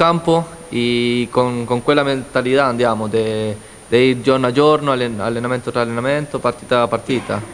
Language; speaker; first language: Italian; non-native, learner; Spanish